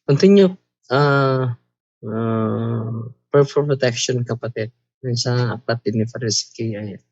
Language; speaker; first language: Filipino; non-native, local second language; Cebuano